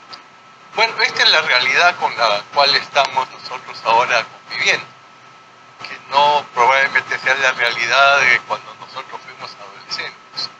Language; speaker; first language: Spanish; native; Spanish